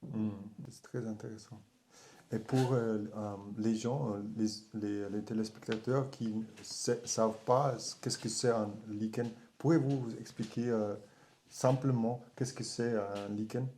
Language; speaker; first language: French; non-native, learner; German